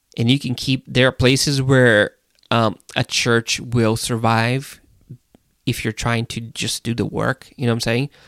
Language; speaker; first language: English; non-native, fluent; Portuguese